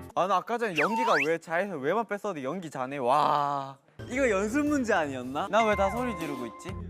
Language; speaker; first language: Korean; native; Korean